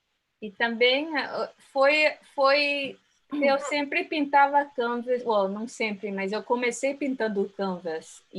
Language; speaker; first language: Portuguese; early bilingual, heritage; Portuguese